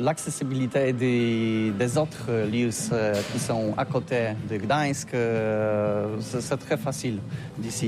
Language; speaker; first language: French; non-native, learner; Polish